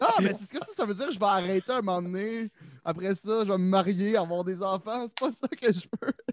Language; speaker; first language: French; native; French